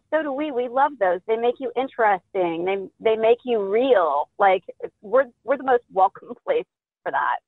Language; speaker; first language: English; native; English